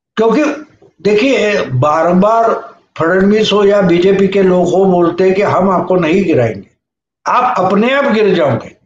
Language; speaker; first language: Hindi; non-native, local second language; Marathi